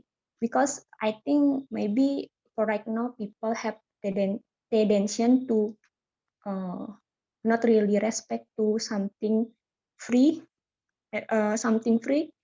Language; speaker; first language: English; non-native, learner; Indonesian